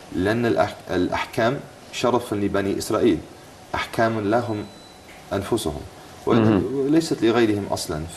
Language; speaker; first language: Arabic; non-native, fluent; English